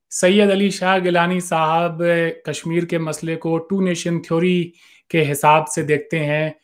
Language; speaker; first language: Hindi; native; Hindi